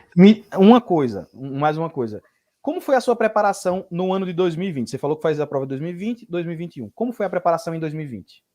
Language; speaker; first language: Portuguese; native; Portuguese